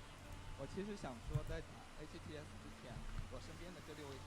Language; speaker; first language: Chinese; native; Chinese